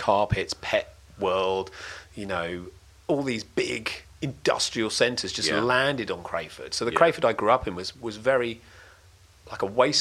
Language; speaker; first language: English; native; English